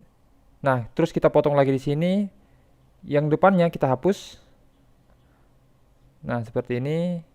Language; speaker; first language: Indonesian; native; Indonesian